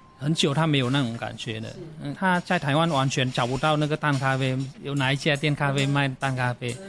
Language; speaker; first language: Chinese; non-native, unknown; Vietnamese